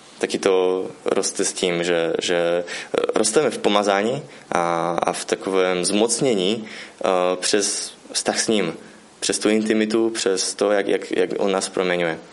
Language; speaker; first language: Czech; native; Czech